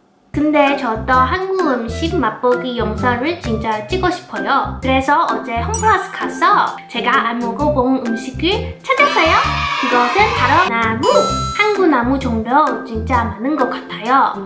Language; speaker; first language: Korean; non-native, fluent; Chinese